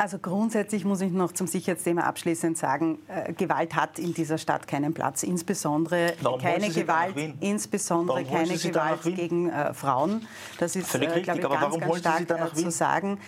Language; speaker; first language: German; native; German